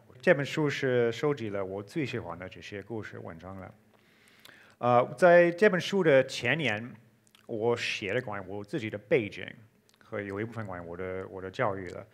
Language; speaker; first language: Chinese; non-native, fluent; English